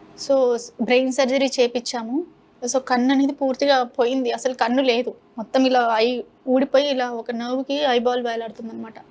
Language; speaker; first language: Telugu; non-native, local second language; Hindi